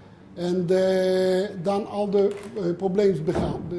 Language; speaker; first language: Dutch; non-native, learner; Hebrew